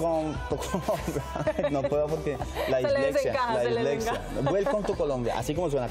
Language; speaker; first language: Spanish; native; Spanish